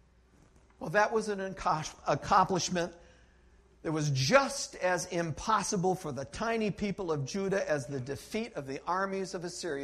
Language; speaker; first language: English; native; English